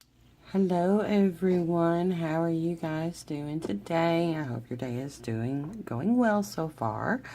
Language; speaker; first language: English; native; English